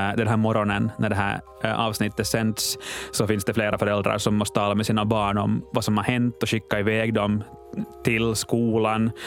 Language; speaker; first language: Swedish; native; Swedish